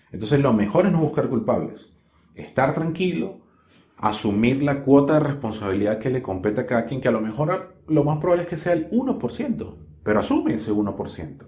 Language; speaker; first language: Spanish; native; Spanish